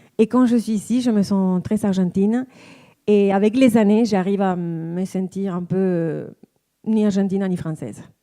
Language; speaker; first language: French; non-native, fluent; Spanish